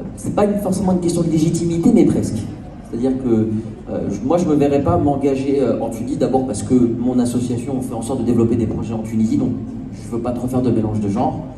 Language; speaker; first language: French; native; French